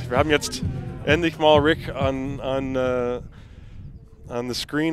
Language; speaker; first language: German; non-native, learner; English